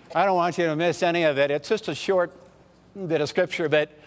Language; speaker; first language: English; early bilingual, other home language; German